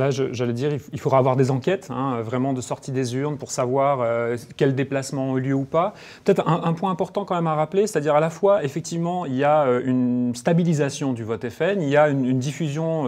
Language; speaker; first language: French; native; French